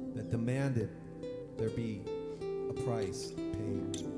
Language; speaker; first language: English; native; English